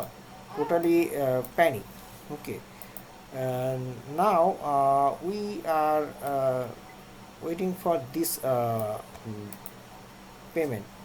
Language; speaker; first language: English; non-native, local second language; Bangla